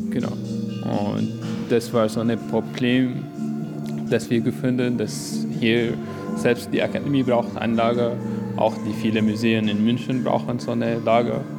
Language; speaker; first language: German; non-native, fluent; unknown